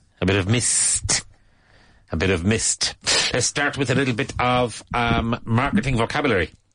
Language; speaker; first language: English; native; English